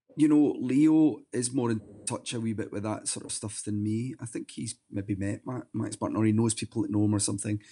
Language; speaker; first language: English; native; English